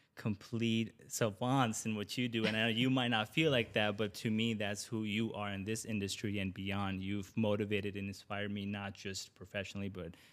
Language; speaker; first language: English; early bilingual, other home language; Urdu